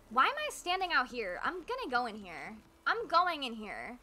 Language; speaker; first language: English; native; English